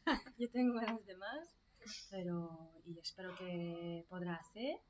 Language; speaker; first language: Spanish; non-native, fluent; Hungarian